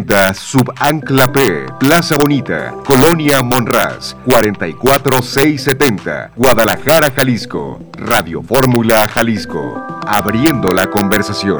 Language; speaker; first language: Spanish; native; Spanish